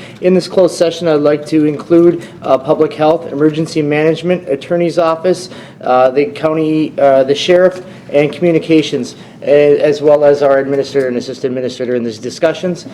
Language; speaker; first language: English; native; English